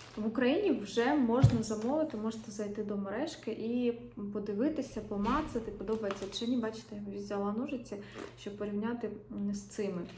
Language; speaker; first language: Ukrainian; non-native, local second language; Russian